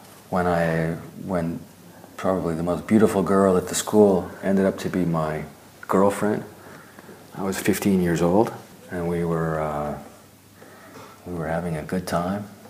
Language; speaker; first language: English; early bilingual, other home language; German